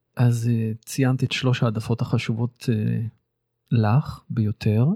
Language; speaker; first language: Hebrew; native; Hebrew